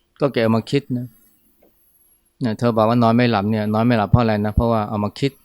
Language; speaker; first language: Thai; native; Thai